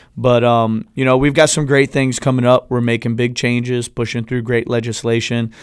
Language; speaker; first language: English; native; English